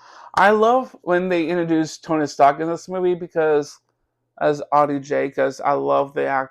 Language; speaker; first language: English; native; English